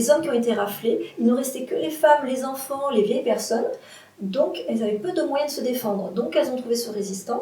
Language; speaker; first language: French; native; French